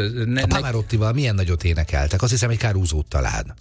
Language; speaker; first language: Hungarian; native; Hungarian